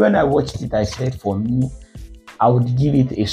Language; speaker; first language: English; non-native, local second language; Yoruba